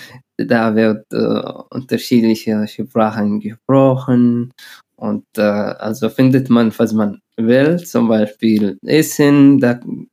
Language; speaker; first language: German; non-native, learner; Arabic